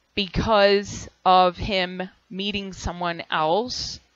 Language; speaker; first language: English; native; English